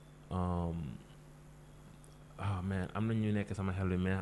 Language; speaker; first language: English; non-native, fluent; Wolof